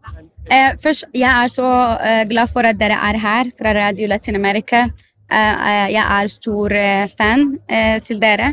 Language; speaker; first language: Norwegian; non-native, fluent; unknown